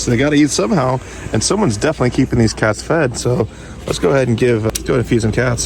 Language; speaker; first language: English; native; English